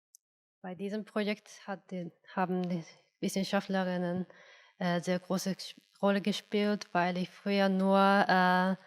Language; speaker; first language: German; non-native, fluent; Japanese